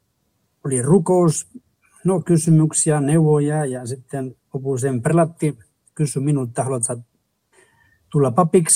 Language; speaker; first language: Finnish; non-native, fluent; Spanish